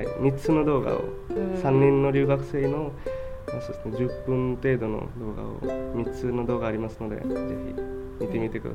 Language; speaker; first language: Japanese; non-native, fluent; Bangla